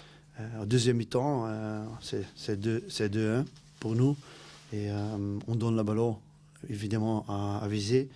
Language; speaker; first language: French; non-native, local second language; Dutch